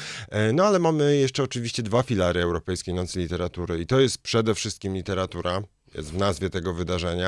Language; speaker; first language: Polish; native; Polish